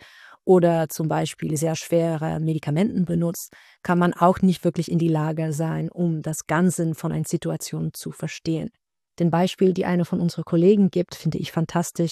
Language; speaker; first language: German; non-native, fluent; Dutch